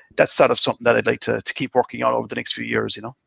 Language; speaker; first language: English; native; English